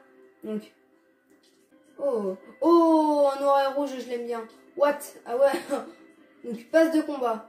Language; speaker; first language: French; native; French